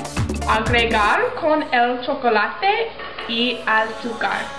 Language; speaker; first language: Spanish; non-native, learner; English